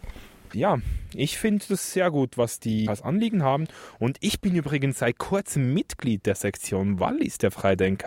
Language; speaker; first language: German; native; German